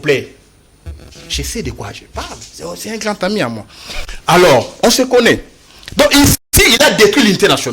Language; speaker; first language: French; non-native, local second language; Lingala